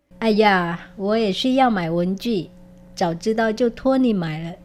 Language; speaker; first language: Chinese; non-native, fluent; Vietnamese